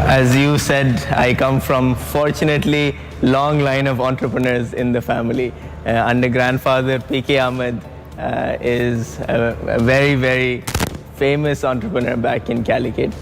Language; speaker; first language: English; early bilingual, other home language; Malayalam